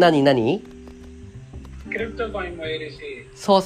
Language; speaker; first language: Japanese; non-native, learner; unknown